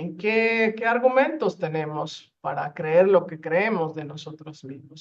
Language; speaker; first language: Spanish; native; Spanish